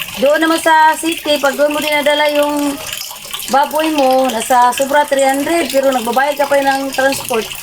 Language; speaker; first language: Filipino; non-native, local second language; Cebuano